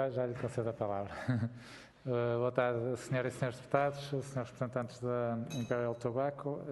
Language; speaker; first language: Portuguese; native; Portuguese